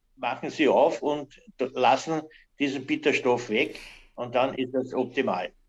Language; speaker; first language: German; native; German